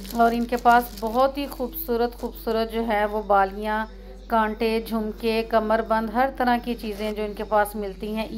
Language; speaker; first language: Urdu; non-native, local second language; Punjabi